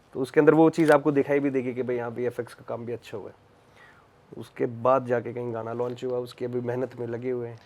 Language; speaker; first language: Hindi; native; Hindi